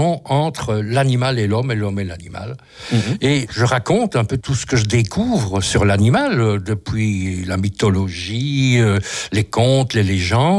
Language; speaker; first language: French; native; French